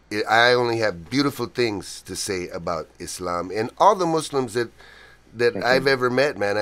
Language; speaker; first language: English; early bilingual, other home language; Spanish